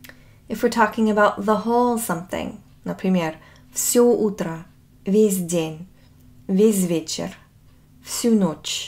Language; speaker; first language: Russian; non-native, fluent; English